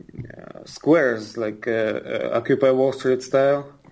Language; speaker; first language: English; non-native, fluent; Russian